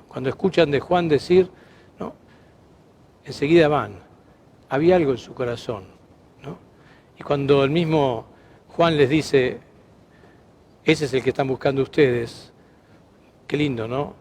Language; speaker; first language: Spanish; native; Spanish